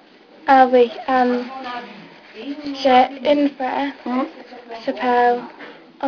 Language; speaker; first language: French; non-native, learner; English